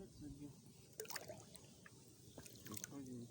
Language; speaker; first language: Ukrainian; native; Ukrainian